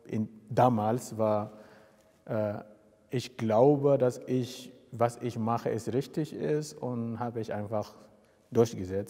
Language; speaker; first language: German; non-native, fluent; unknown